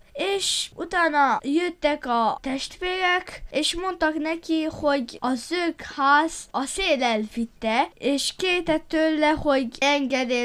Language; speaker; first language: Hungarian; non-native, local second language; Romanian